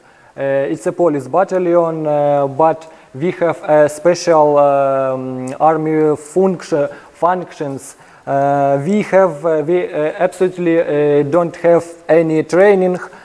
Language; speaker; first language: English; non-native, learner; Ukrainian